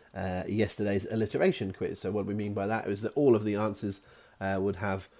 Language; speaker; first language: English; native; English